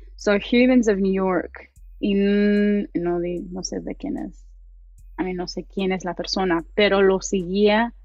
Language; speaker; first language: Spanish; early bilingual, heritage; Spanish